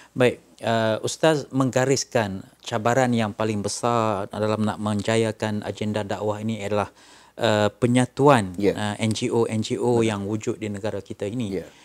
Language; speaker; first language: Malay; native; Malay